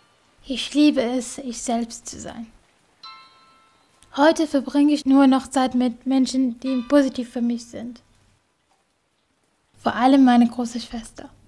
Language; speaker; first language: German; non-native, fluent; Kurdish